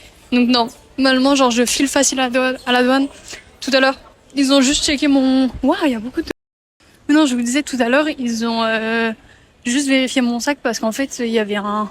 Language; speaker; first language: French; native; French